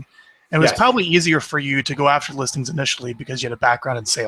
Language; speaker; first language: English; native; English